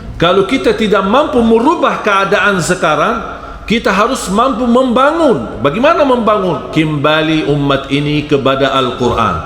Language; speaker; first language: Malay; non-native, fluent; Arabic